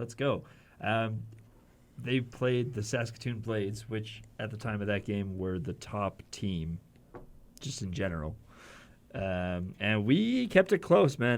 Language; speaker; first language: English; native; English